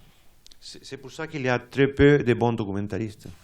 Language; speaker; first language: French; non-native, fluent; Spanish